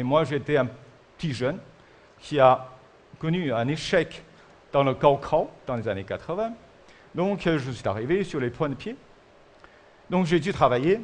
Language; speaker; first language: French; non-native, fluent; Chinese